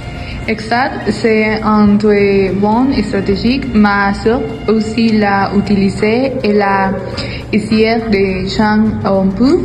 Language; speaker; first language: French; non-native, learner; Spanish